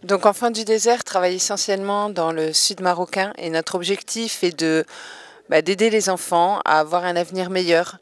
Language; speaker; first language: French; native; French